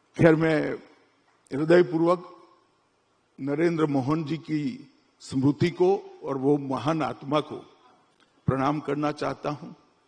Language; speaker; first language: Hindi; non-native, local second language; Gujarati